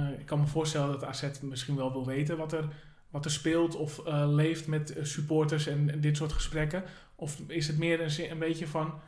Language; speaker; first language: Dutch; native; Dutch